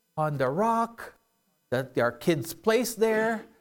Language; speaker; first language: English; non-native, local second language; Filipino